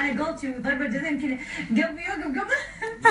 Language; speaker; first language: Arabic; native; Arabic